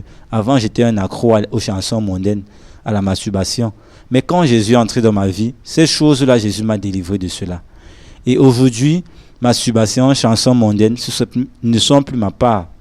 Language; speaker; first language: French; non-native, local second language; Lingala